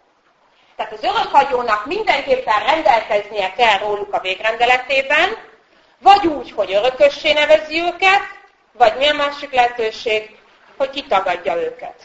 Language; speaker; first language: Hungarian; native; Hungarian